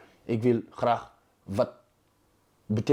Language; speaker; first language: Dutch; non-native, fluent; Wolof